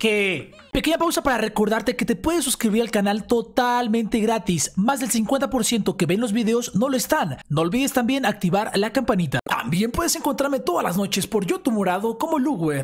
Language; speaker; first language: Spanish; native; Spanish